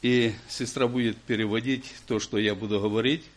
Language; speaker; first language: Polish; non-native, learner; Ukrainian